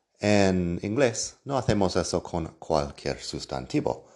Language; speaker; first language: Spanish; non-native, fluent; English